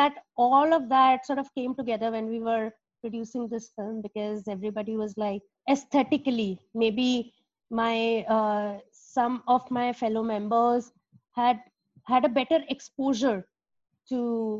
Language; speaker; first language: English; non-native, local second language; Hindi